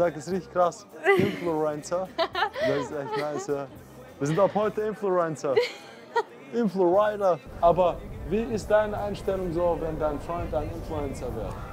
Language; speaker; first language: German; native; German